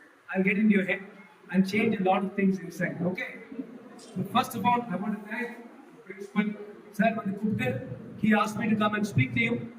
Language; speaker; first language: English; non-native, local second language; Tamil